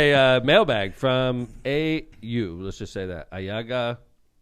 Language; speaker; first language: English; native; English